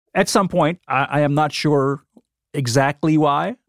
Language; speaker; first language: English; non-native, local second language; Gujarati